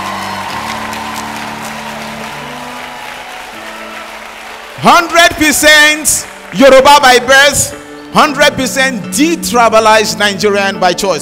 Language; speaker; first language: English; non-native, local second language; Yoruba